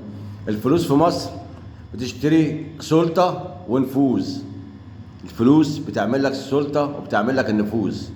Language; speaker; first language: Arabic; native; Arabic